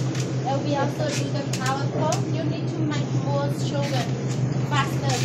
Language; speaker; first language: English; non-native, learner; Hmong